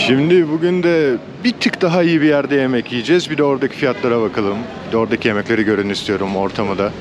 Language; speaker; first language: Turkish; native; Turkish